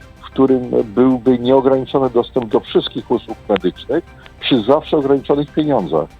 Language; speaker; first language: Polish; native; Polish